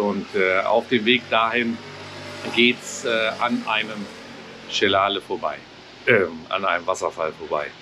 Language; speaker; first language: German; native; German